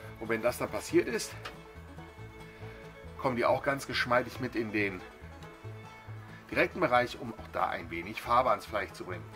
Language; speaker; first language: German; native; German